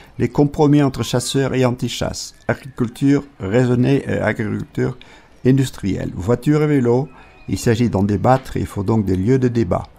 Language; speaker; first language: French; native; French